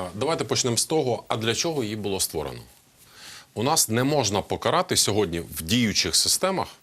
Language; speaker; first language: Ukrainian; non-native, local second language; Russian